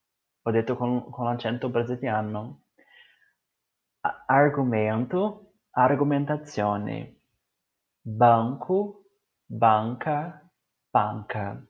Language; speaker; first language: Italian; non-native, learner; Portuguese